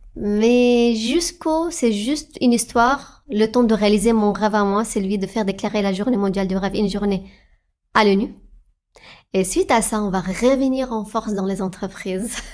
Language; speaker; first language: French; non-native, fluent; Arabic